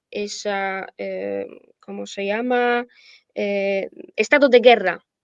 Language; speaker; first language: Spanish; non-native, fluent; Polish